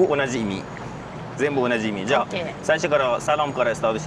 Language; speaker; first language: Japanese; non-native, fluent; Persian